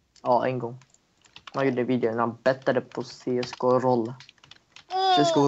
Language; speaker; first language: Swedish; native; Swedish